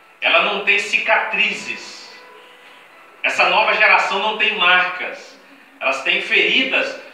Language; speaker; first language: Portuguese; native; Portuguese